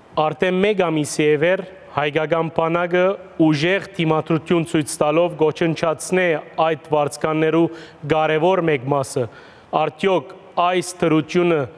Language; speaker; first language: Armenian; early bilingual, heritage; Armenian